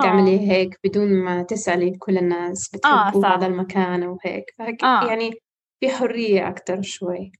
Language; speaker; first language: Arabic; non-native, fluent; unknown